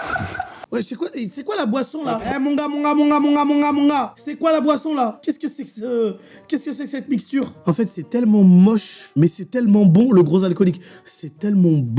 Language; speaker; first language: French; native; French